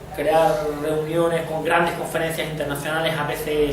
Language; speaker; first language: Spanish; native; Spanish